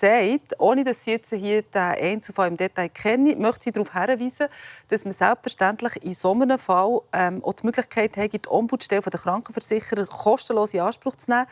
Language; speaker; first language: German; native; German